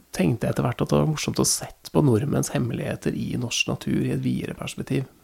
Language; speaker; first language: Norwegian; native; Norwegian